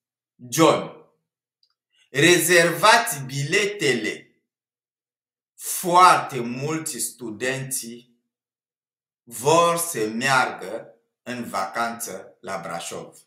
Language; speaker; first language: Romanian; non-native, fluent; French